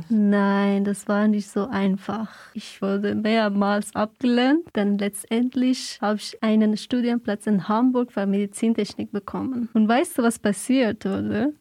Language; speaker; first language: German; non-native, fluent; Persian